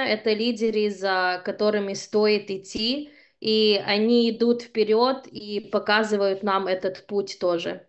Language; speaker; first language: Russian; early bilingual, heritage; Russian